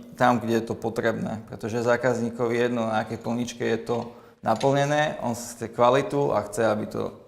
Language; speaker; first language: Slovak; native; Slovak